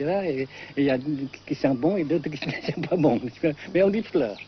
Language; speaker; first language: French; non-native, local second language; Vietnamese